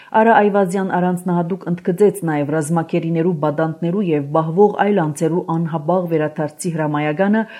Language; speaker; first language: Armenian; early bilingual, heritage; Armenian